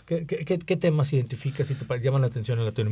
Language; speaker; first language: Spanish; native; Spanish